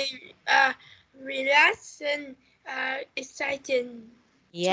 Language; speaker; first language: English; non-native, learner; Vietnamese